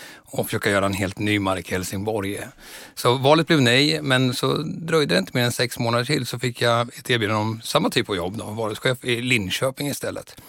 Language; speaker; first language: Swedish; native; Swedish